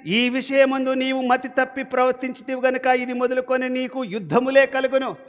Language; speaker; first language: Telugu; non-native, local second language; Lambadi